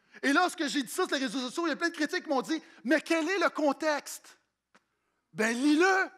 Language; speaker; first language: French; native; French